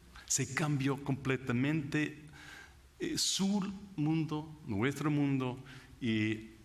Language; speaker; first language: Spanish; non-native, fluent; English